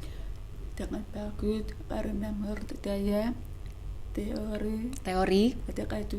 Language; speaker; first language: Indonesian; non-native, local second language; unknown